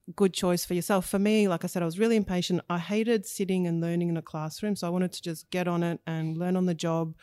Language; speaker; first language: English; early bilingual, other home language; Russian